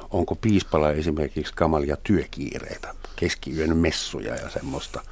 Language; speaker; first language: Finnish; non-native, fluent; German